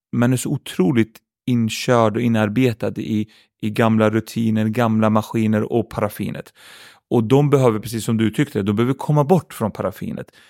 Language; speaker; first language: Swedish; early bilingual, other home language; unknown